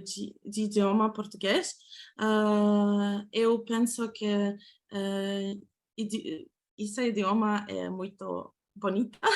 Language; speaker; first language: Portuguese; non-native, learner; Ukrainian